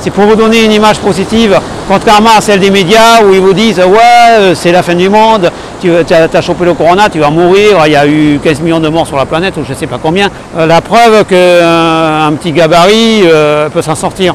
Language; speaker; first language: French; native; French